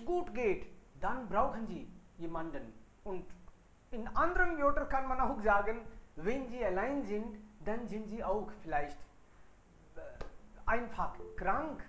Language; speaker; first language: German; non-native, fluent; Hindi